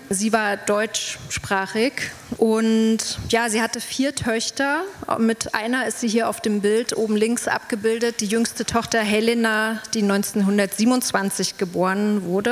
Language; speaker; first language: German; native; German